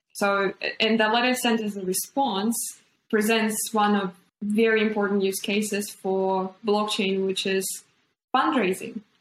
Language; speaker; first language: English; non-native, fluent; Ukrainian